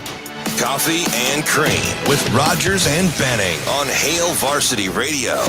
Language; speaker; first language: English; native; English